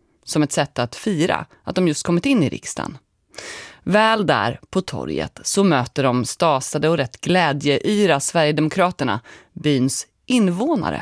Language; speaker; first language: Swedish; native; Swedish